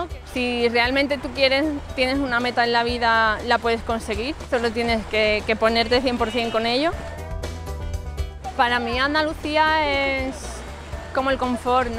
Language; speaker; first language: Spanish; native; Spanish